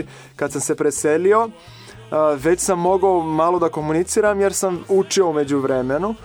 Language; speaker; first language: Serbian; non-native, fluent; Portuguese